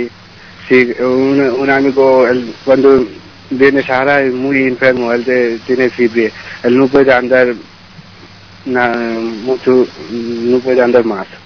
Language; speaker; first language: Spanish; non-native, learner; Bangla